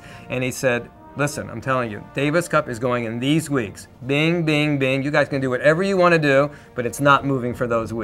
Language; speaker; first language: English; native; English